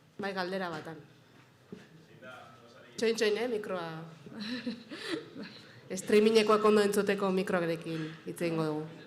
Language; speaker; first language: Basque; native; Basque